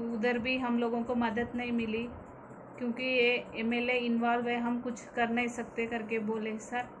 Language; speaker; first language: Hindi; non-native, local second language; Telugu